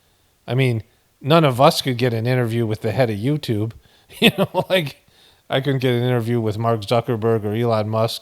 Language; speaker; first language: English; native; English